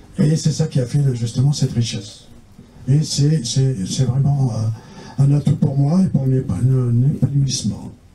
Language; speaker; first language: French; non-native, local second language; Kabyle